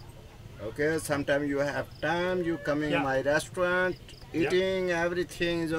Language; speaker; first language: English; non-native, learner; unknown